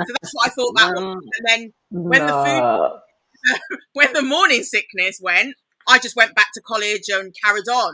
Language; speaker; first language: English; native; English